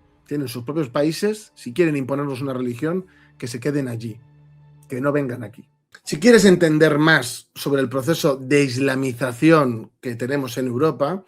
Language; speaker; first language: Spanish; native; Spanish